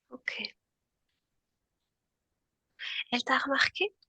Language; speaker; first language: French; native; French